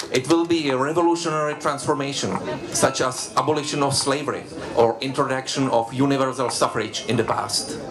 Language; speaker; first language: English; non-native, fluent; Czech